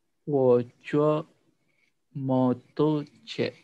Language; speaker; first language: Chinese; non-native, learner; Indonesian